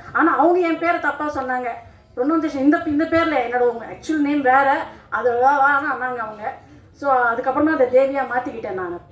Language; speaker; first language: Tamil; non-native, local second language; Telugu